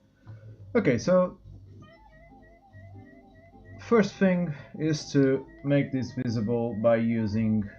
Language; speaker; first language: English; non-native, fluent; Portuguese